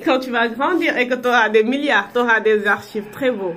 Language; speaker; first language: French; non-native, local second language; Wolof